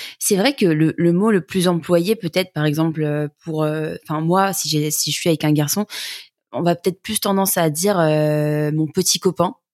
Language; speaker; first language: French; native; French